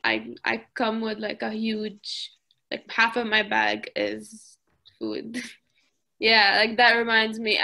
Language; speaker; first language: English; early bilingual, other home language; Arabic